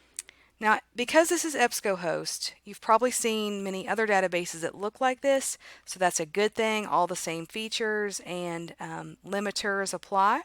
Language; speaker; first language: English; native; English